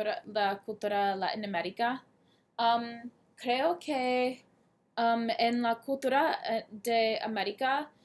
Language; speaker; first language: Spanish; non-native, learner; English